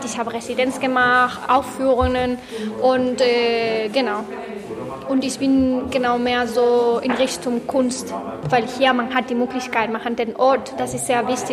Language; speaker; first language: German; non-native, fluent; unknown